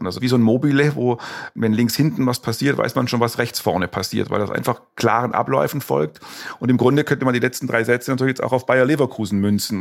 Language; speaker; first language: German; native; German